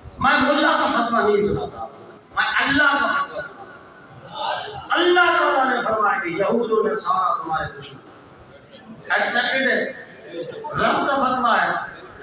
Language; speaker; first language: Urdu; non-native, local second language; Baluchi